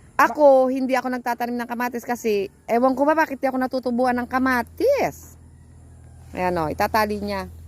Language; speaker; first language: Filipino; native; Filipino